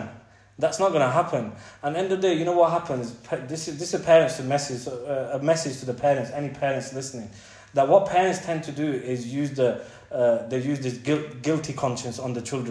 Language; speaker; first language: English; native; English